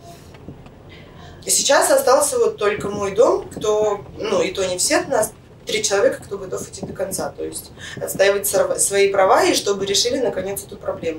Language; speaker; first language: Russian; native; Russian